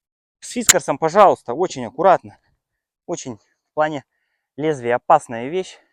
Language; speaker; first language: Russian; native; Russian